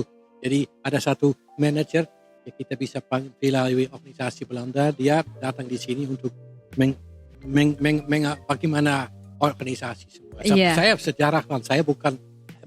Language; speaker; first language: Indonesian; non-native, fluent; Dutch